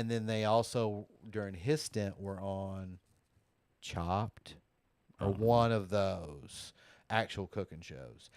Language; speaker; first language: English; native; English